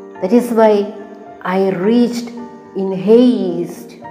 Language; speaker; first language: English; non-native, local second language; Malayalam